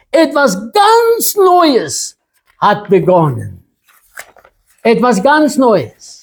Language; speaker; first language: German; non-native, fluent; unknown